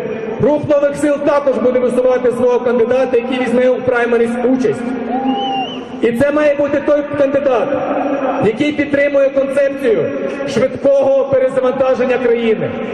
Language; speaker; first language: Ukrainian; native; Ukrainian